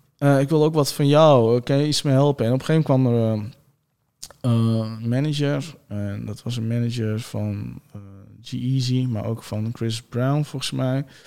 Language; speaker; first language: Dutch; early bilingual, other home language; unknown